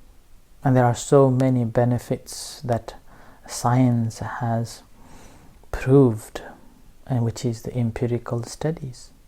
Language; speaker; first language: English; non-native, fluent; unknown